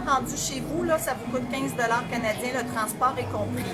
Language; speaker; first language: French; native; French